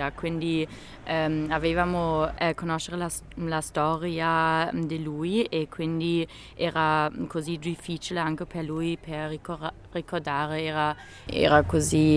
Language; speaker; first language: Italian; non-native, learner; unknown